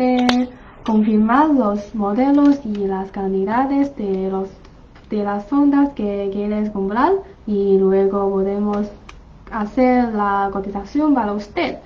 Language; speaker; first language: Spanish; non-native, learner; Chinese